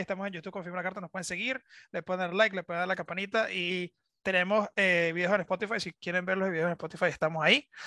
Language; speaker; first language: Spanish; native; Spanish